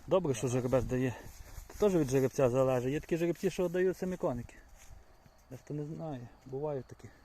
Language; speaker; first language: Ukrainian; native; Ukrainian